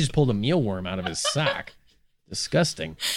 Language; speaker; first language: English; native; English